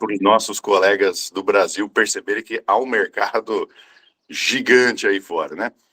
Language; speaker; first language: Portuguese; early bilingual, other home language; English